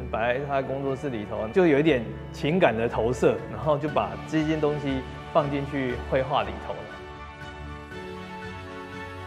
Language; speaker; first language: Chinese; native; Chinese